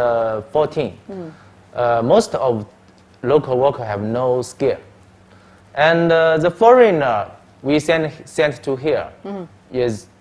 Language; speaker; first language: English; non-native, learner; Chinese